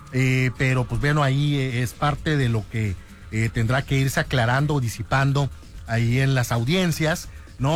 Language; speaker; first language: Spanish; native; Spanish